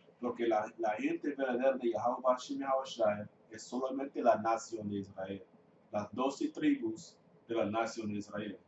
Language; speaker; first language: Spanish; non-native, fluent; English